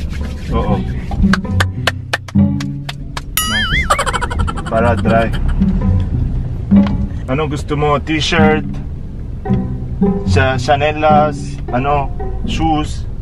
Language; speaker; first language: Filipino; non-native, learner; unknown